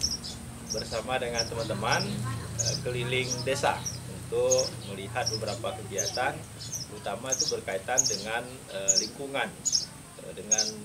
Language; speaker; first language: Indonesian; native; Indonesian